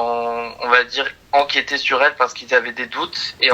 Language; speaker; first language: French; native; French